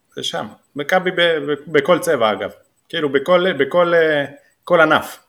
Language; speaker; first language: Hebrew; native; Hebrew